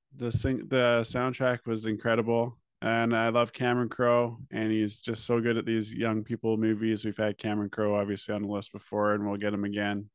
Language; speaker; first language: English; native; English